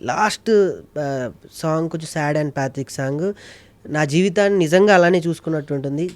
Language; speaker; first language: Telugu; native; Telugu